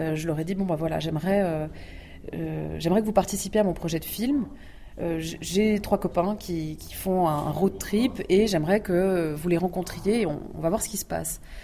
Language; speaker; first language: French; early bilingual, other home language; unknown